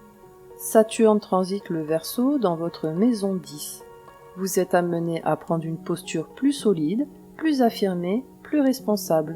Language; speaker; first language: French; native; French